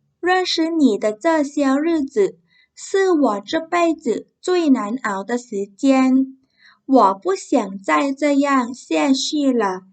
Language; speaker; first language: Chinese; non-native, fluent; Thai